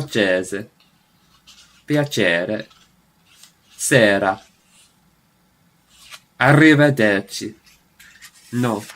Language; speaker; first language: Italian; non-native, learner; English